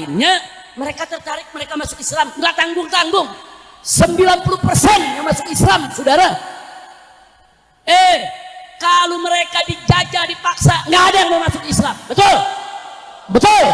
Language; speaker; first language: Indonesian; native; Indonesian